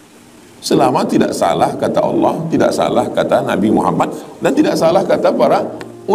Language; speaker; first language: Malay; native; Malay